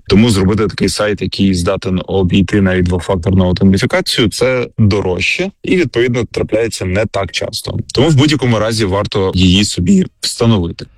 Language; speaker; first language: Ukrainian; native; Ukrainian